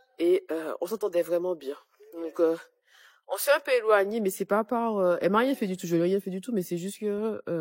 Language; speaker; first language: French; native; French